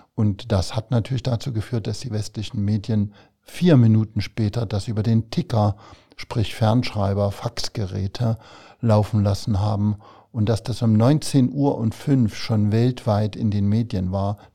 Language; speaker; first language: German; native; German